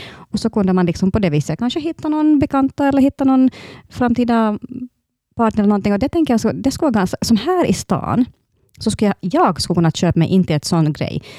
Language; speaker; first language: Swedish; native; Swedish